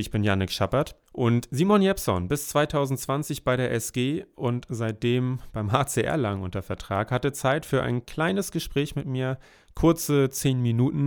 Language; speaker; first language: German; native; German